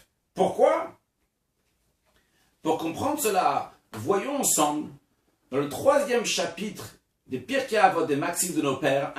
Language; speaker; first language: French; native; French